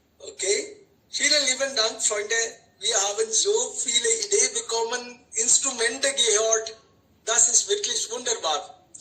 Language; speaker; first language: German; non-native, fluent; Hindi